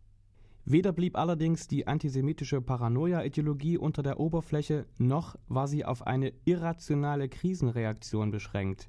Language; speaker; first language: German; native; German